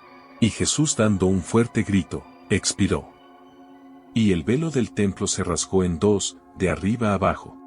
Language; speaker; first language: Spanish; native; Spanish